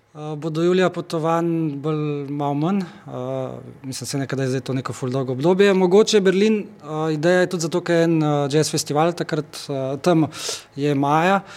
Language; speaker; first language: Slovenian; native; Slovenian